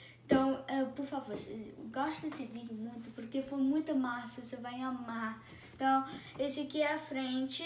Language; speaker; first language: Portuguese; early bilingual, heritage; Portuguese